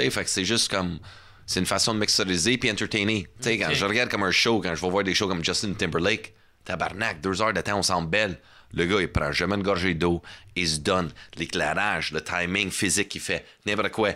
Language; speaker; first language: French; non-native, fluent; English